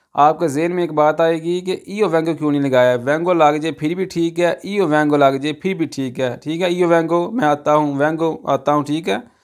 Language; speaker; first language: Urdu; non-native, local second language; Punjabi